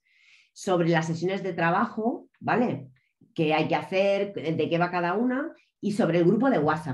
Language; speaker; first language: Spanish; native; Spanish